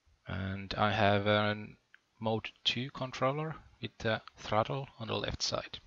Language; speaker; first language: English; non-native, fluent; Finnish